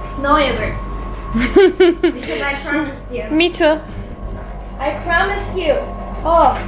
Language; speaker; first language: English; non-native, learner; Turkish